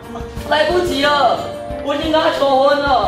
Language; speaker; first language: Chinese; native; Chinese